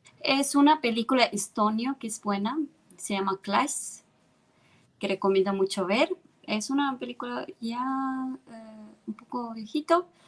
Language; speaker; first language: Spanish; non-native, fluent; Estonian